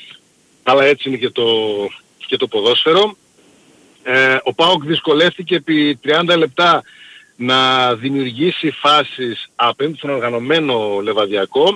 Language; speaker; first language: Greek; native; Greek